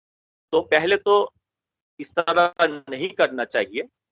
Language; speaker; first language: Hindi; non-native, local second language; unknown